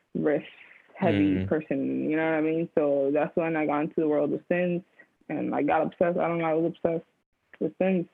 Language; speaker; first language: English; native; English